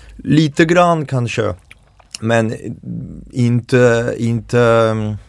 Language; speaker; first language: Swedish; non-native, fluent; French